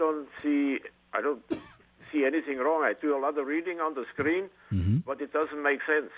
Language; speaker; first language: English; non-native, fluent; German